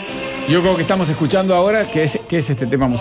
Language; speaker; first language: Spanish; native; Spanish